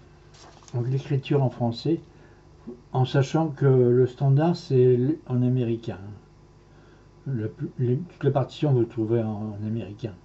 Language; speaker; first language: French; native; French